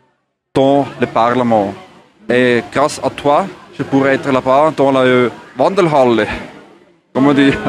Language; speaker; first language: French; non-native, learner; German